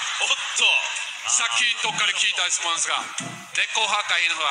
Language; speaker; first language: Japanese; native; Japanese